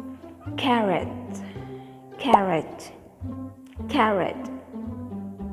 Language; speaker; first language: English; non-native, fluent; Indonesian